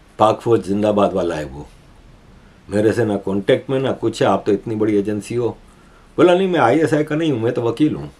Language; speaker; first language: Urdu; native; Urdu